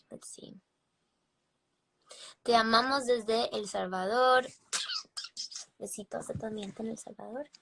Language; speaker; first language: Spanish; early bilingual, heritage; English